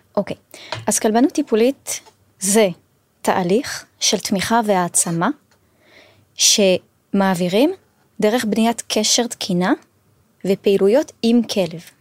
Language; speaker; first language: Hebrew; non-native, fluent; French